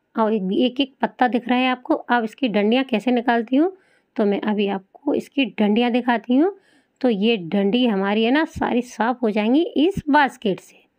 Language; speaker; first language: Hindi; native; Hindi